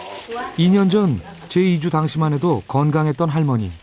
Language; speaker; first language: Korean; native; Korean